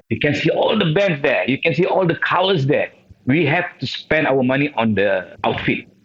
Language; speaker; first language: English; non-native, local second language; Malay